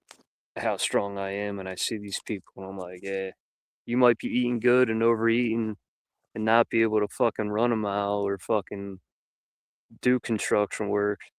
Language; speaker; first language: English; native; English